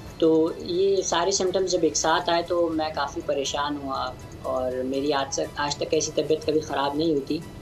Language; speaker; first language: Urdu; native; Urdu